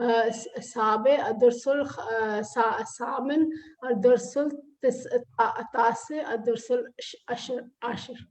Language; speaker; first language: Arabic; non-native, learner; Urdu